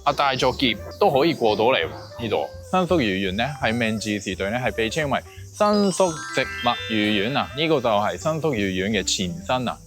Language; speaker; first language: Cantonese; non-native, fluent; Japanese